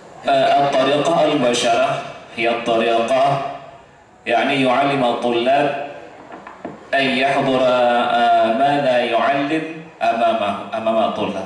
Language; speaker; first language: Arabic; non-native, fluent; Indonesian